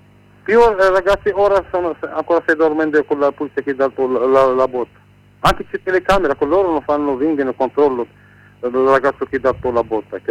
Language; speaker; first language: Italian; non-native, learner; Arabic